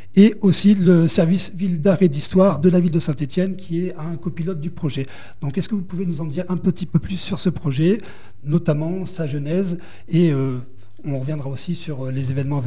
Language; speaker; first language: French; native; French